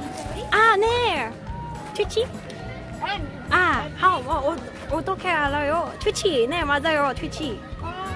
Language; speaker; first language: Korean; non-native, learner; Cantonese